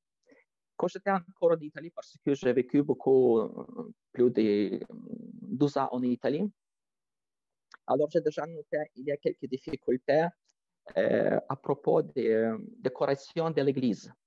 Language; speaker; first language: French; non-native, fluent; Ukrainian